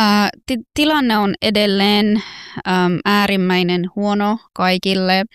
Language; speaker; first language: Finnish; non-native, fluent; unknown